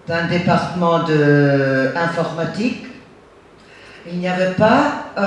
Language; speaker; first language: French; non-native, fluent; German